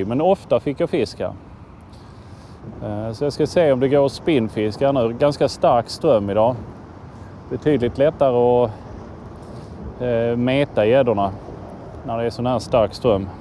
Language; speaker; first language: Swedish; native; Swedish